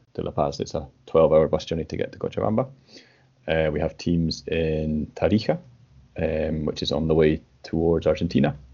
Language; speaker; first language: English; native; English